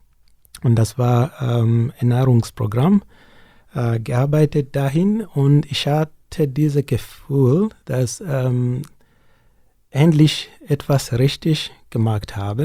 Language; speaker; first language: German; non-native, learner; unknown